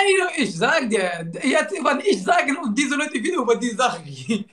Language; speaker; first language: German; non-native, learner; Arabic